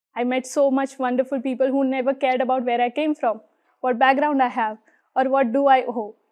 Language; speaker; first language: English; non-native, local second language; Hindi